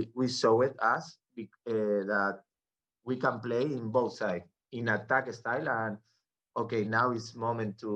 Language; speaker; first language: English; non-native, learner; Spanish